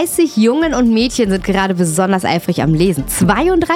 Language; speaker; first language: German; native; German